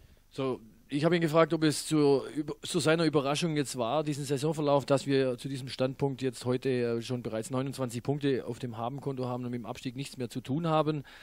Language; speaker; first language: German; native; German